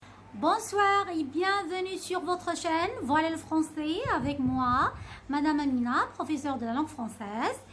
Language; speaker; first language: French; non-native, fluent; Arabic